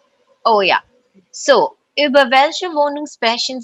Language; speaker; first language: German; non-native, fluent; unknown